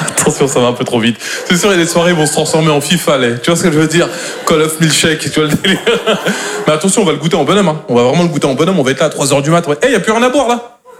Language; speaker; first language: French; native; French